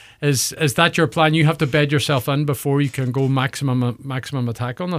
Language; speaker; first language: English; native; English